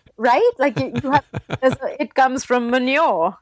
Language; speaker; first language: English; native; English